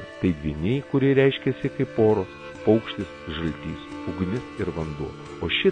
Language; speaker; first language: Lithuanian; native; Lithuanian